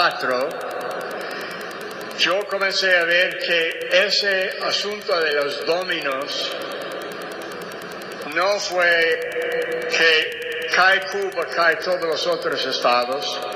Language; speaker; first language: Spanish; non-native, fluent; English